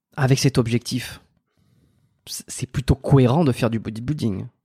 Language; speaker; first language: French; native; French